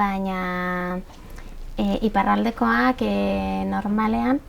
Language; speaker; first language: Basque; non-native, local second language; Spanish